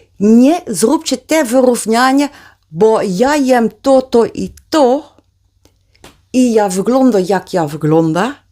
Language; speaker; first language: Polish; non-native, learner; Dutch